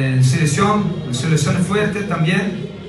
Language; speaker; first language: Spanish; non-native, learner; Portuguese